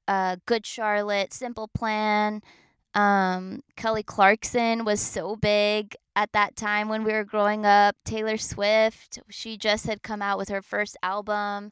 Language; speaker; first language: English; native; English